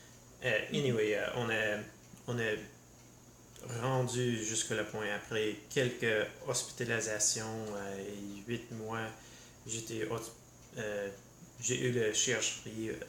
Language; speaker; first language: French; non-native, learner; English